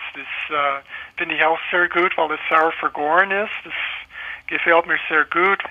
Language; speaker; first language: German; non-native, fluent; English